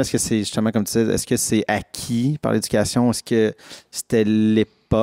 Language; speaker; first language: French; native; French